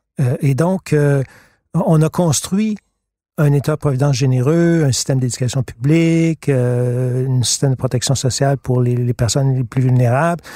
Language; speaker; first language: French; native; French